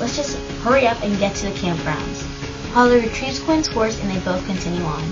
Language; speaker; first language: English; native; English